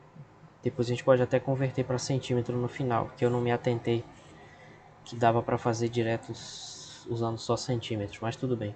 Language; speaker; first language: Portuguese; native; Portuguese